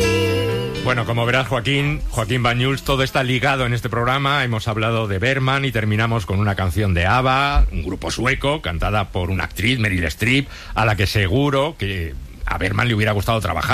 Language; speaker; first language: Spanish; native; Spanish